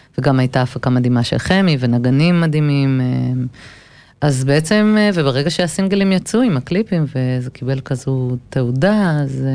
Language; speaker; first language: Hebrew; early bilingual, other home language; English